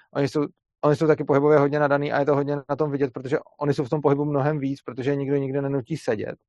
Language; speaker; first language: Czech; native; Czech